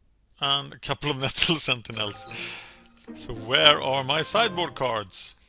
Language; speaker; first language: English; non-native, fluent; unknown